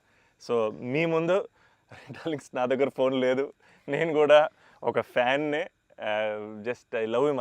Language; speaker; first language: Telugu; native; Telugu